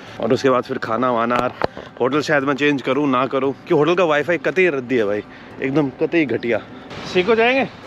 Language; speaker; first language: Hindi; native; Hindi